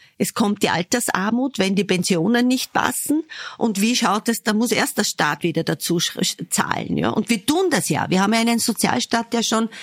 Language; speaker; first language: German; native; German